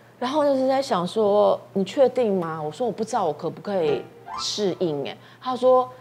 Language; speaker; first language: Chinese; native; Chinese